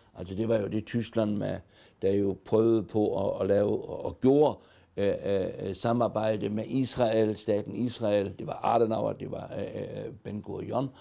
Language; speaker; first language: Danish; non-native, local second language; German